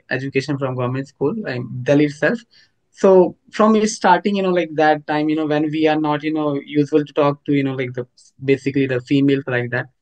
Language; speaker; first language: English; non-native, local second language; Hindi